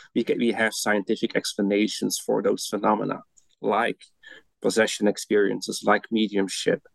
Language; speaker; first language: English; non-native, fluent; Dutch